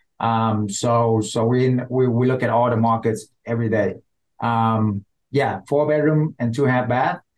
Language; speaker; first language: English; non-native, fluent; Vietnamese